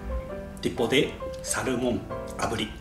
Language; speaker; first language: Spanish; non-native, fluent; Japanese